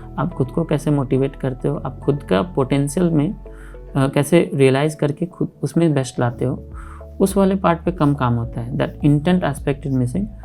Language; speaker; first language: Hindi; native; Hindi